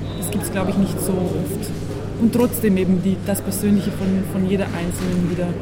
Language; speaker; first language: German; non-native, local second language; Ladin